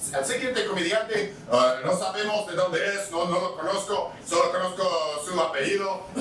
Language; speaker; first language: Spanish; non-native, fluent; English